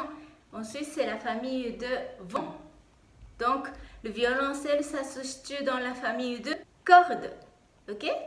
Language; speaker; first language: French; non-native, fluent; Japanese